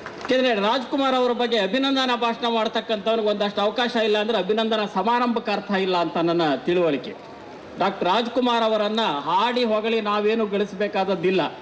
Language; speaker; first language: Kannada; native; Kannada